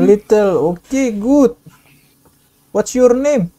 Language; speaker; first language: English; non-native, learner; Indonesian